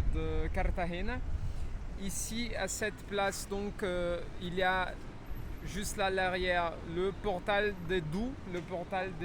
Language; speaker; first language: French; non-native, fluent; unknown